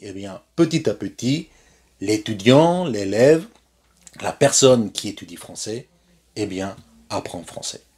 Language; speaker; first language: French; non-native, fluent; Spanish